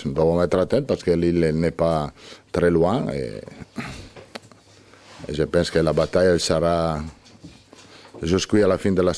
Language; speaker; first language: French; non-native, learner; Italian